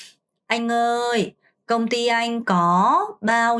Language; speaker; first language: Vietnamese; non-native, fluent; Korean